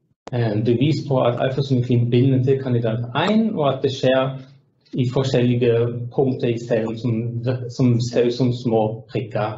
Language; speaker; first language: Norwegian; non-native, fluent; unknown